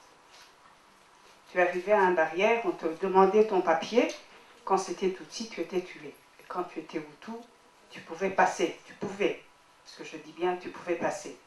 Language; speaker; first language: French; non-native, local second language; Kinyarwanda